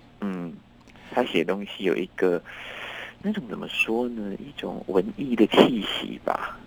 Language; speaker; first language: Chinese; native; Chinese